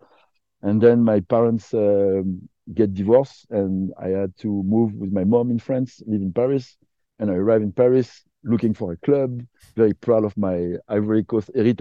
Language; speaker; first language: English; non-native, fluent; French